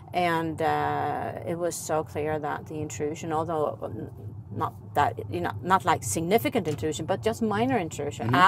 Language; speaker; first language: English; non-native, fluent; Swedish